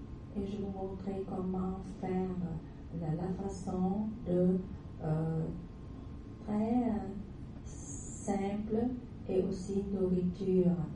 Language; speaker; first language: French; non-native, learner; Vietnamese